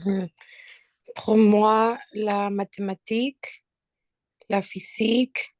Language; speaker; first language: French; non-native, learner; Spanish